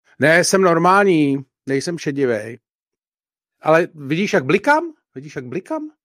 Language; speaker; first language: Czech; native; Czech